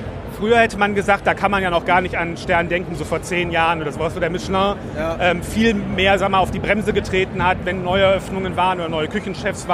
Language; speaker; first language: German; native; German